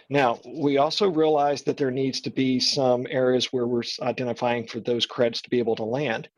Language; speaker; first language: English; native; English